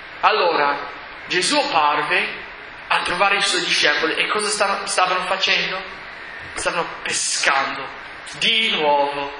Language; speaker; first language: Italian; non-native, fluent; English